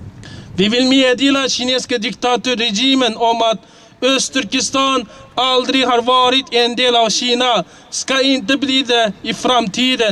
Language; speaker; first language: Swedish; non-native, fluent; Uyghur